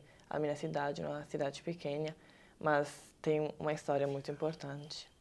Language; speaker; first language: Portuguese; non-native, learner; Italian